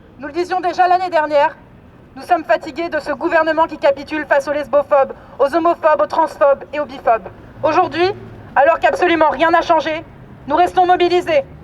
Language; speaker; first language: French; native; French